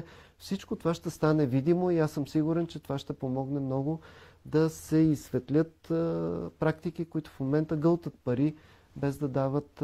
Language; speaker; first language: Bulgarian; native; Bulgarian